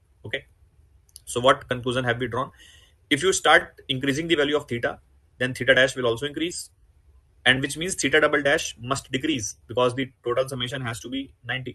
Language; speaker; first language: English; non-native, local second language; Hindi